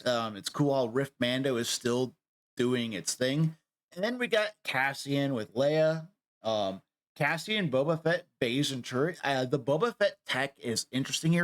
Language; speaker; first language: English; native; English